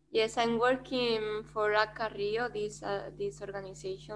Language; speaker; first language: English; non-native, fluent; Spanish